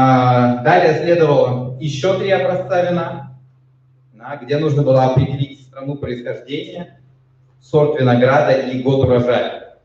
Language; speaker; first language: Russian; native; Russian